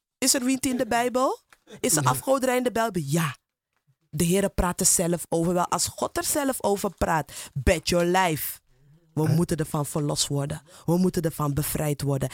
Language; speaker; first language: Dutch; native; Dutch